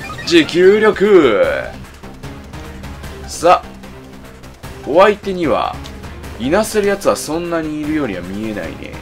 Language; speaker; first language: Japanese; native; Japanese